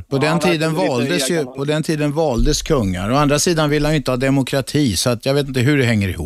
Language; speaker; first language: Swedish; native; Swedish